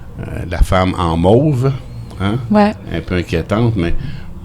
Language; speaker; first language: French; native; French